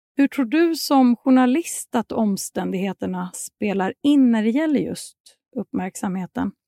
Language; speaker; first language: Swedish; native; Swedish